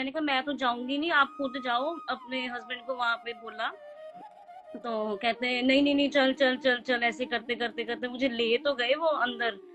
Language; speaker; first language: Hindi; native; Hindi